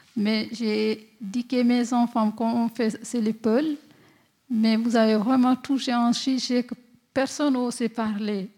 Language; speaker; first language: French; non-native, local second language; Fula